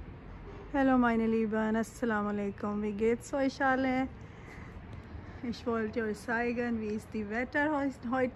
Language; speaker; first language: German; non-native, learner; Urdu